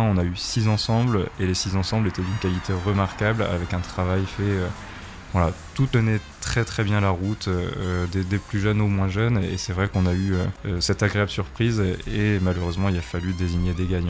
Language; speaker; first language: French; native; French